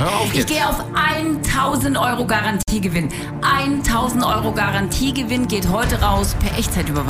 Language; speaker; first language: German; native; German